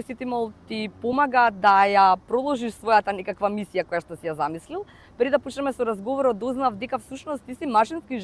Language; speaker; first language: Macedonian; native; Macedonian